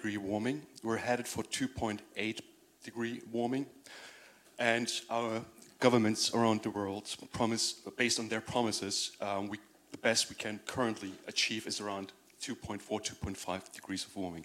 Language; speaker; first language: English; non-native, fluent; German